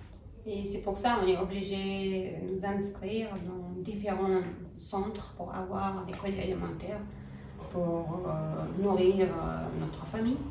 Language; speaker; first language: French; non-native, learner; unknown